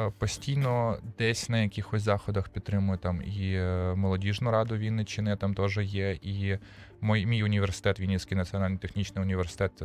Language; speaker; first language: Ukrainian; non-native, local second language; Russian